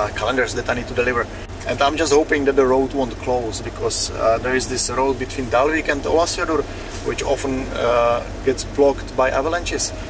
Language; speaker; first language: English; non-native, fluent; Czech